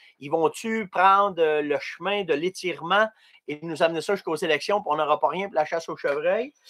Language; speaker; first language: French; native; French